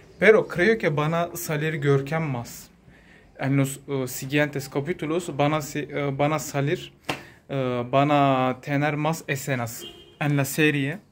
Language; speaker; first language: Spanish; non-native, learner; Turkish